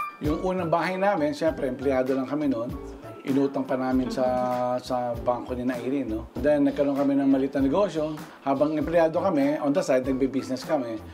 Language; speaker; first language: Filipino; non-native, local second language; Pampanga